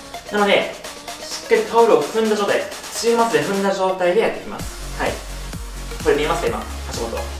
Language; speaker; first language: Japanese; native; Japanese